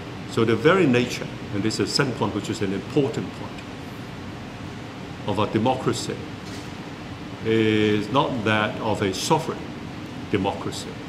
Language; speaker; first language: English; non-native, local second language; Cantonese